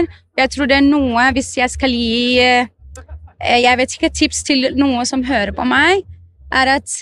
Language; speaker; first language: Norwegian; non-native, fluent; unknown